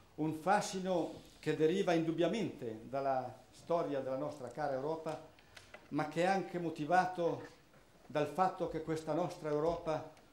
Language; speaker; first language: Italian; early bilingual, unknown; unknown